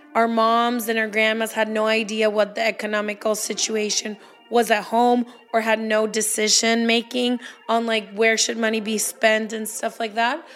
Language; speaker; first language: English; early bilingual, heritage; Spanish